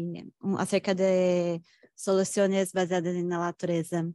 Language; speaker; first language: Spanish; non-native, fluent; Portuguese